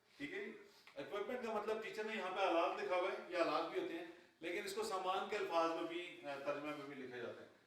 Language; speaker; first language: Urdu; non-native, local second language; Punjabi